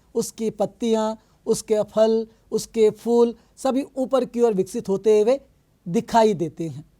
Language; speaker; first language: Hindi; non-native, local second language; Telugu